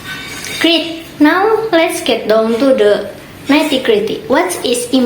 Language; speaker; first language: English; non-native, learner; Indonesian